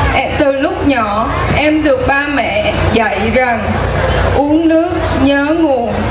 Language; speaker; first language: Vietnamese; early bilingual, heritage; Vietnamese